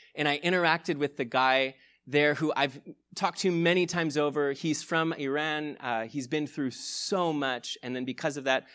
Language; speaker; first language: English; native; English